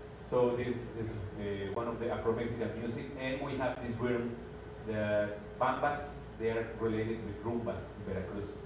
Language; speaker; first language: English; non-native, fluent; Spanish